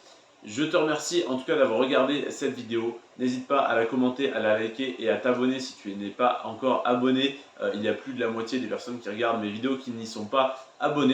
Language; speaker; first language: French; native; French